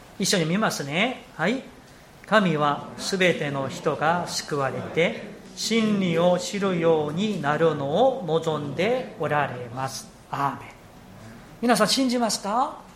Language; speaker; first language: Japanese; non-native, fluent; Korean